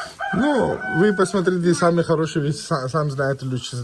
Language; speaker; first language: Russian; non-native, learner; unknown